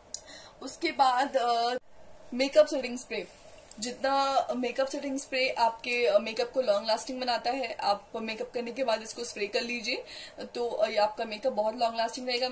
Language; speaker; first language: Hindi; native; Hindi